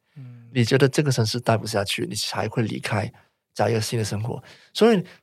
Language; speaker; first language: Chinese; non-native, local second language; Cantonese